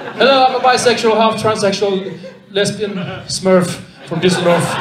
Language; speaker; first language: English; non-native, fluent; Swedish